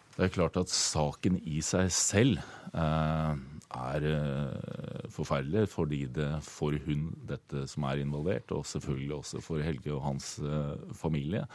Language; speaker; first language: Norwegian; native; Norwegian